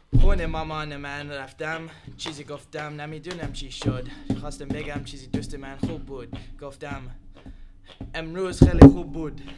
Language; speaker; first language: Persian; early bilingual, heritage; Persian